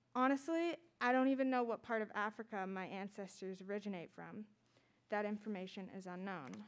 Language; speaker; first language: English; native; English